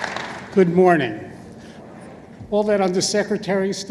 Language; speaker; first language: English; native; English